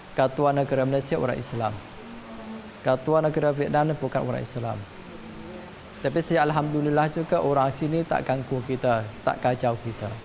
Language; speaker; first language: Indonesian; non-native, learner; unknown